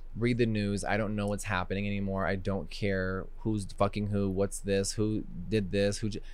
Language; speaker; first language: English; native; English